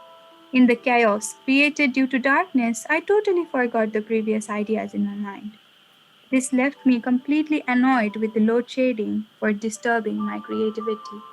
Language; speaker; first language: English; non-native, local second language; Nepali